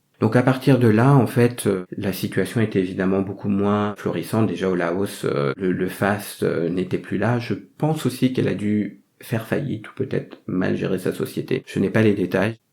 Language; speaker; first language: French; early bilingual, other home language; Vietnamese